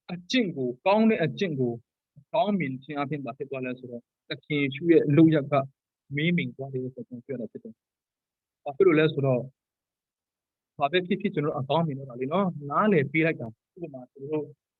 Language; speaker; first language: Burmese; non-native, local second language; Tedim Chin